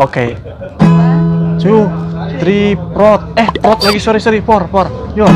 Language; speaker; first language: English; non-native, learner; Indonesian